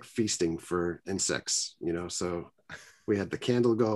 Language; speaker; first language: English; native; English